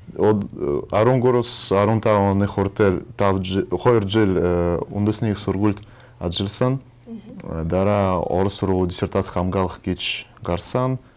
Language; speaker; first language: Mongolian; non-native, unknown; Russian